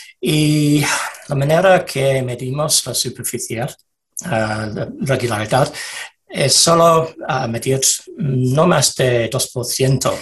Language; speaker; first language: Spanish; non-native, learner; English